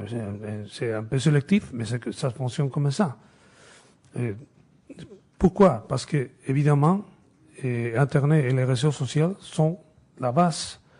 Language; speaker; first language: French; non-native, fluent; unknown